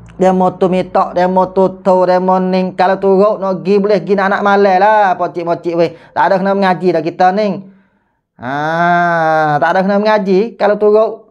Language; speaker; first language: Malay; native; Malay